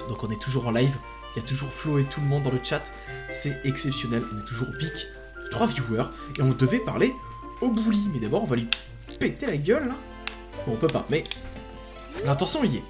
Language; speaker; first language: French; native; French